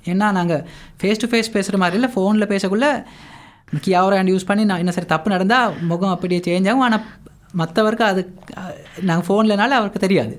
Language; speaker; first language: Tamil; non-native, local second language; Sinhala